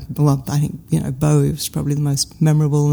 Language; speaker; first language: English; native; English